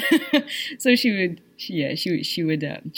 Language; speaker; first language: English; non-native, fluent; French